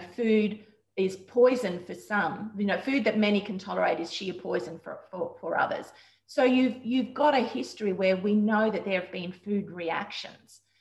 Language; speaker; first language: English; native; English